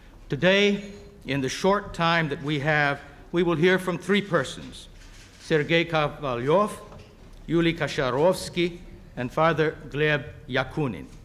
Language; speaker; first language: English; native; English